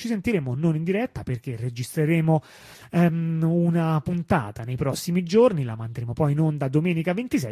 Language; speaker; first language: Italian; native; Italian